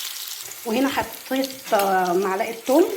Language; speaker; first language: Arabic; native; Arabic